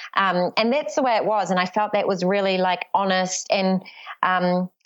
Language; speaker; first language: English; native; English